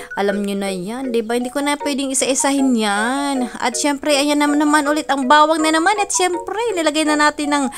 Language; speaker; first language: Filipino; non-native, local second language; Bikol